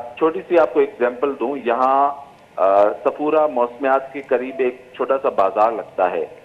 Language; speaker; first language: Urdu; non-native, local second language; Sindhi